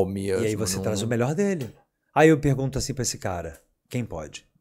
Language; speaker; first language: Portuguese; native; Portuguese